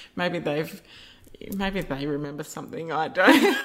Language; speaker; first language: English; native; English